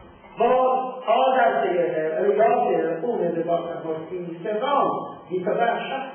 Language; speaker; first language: Swedish; non-native, fluent; Persian